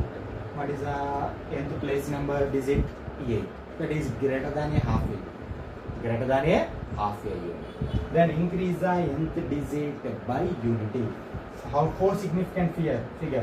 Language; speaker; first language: English; non-native, local second language; Telugu